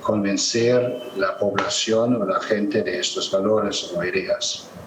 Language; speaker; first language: Spanish; non-native, fluent; German